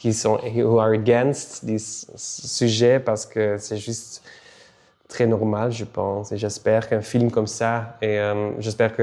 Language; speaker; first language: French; non-native, local second language; Dutch